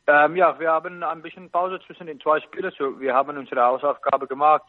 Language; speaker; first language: German; non-native, fluent; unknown